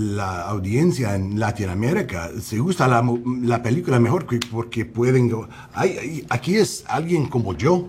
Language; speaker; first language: Spanish; non-native, learner; English